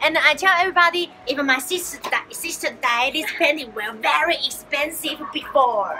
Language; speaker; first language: English; non-native, learner; Chinese